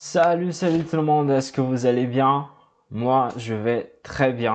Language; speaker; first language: French; non-native, fluent; Portuguese